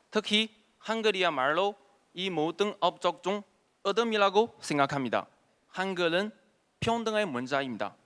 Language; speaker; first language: Korean; non-native, fluent; Chinese